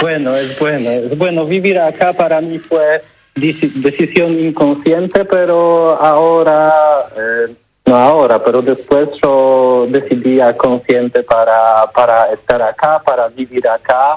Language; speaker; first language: Spanish; non-native, learner; Polish